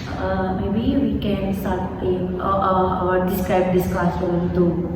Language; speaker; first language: English; non-native, learner; Indonesian